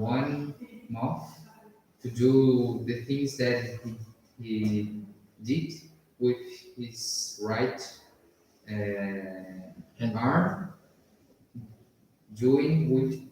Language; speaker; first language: English; non-native, learner; Portuguese